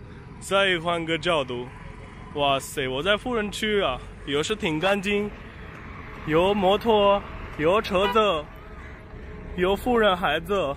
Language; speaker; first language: Chinese; non-native, fluent; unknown